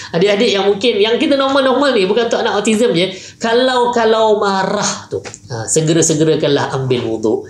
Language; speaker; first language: Malay; native; Malay